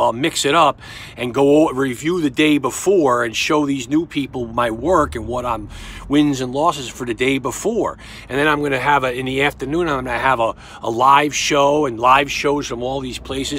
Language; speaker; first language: English; native; English